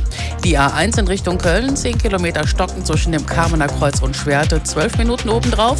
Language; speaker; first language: German; native; German